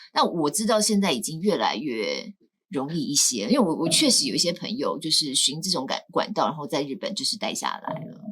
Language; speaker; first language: Chinese; native; Chinese